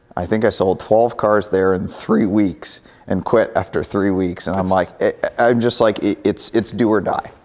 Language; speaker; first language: English; native; English